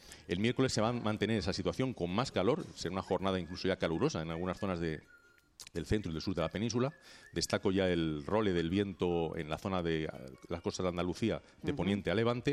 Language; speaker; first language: Spanish; native; Spanish